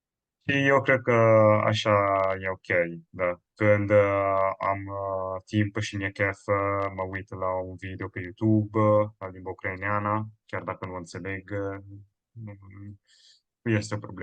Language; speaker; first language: Romanian; non-native, fluent; Italian